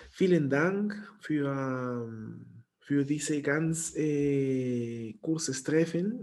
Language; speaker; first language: German; non-native, fluent; Spanish